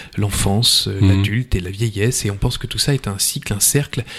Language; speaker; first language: French; native; French